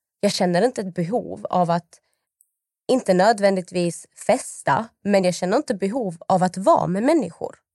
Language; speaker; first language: Swedish; native; Swedish